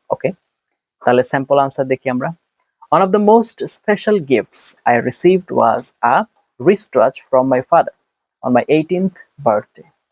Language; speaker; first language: English; non-native, local second language; Bangla